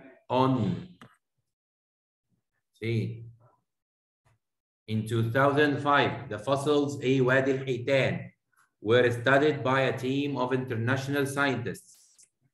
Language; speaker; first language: English; non-native, fluent; Arabic